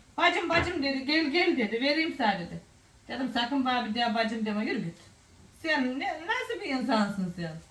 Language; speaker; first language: Turkish; native; Turkish